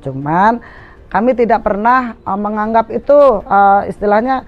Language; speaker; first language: Indonesian; native; Indonesian